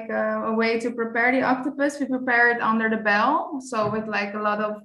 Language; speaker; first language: English; non-native, fluent; Dutch